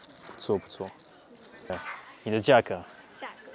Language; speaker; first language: Chinese; non-native, fluent; French